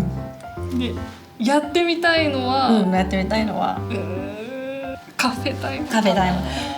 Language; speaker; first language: Japanese; native; Japanese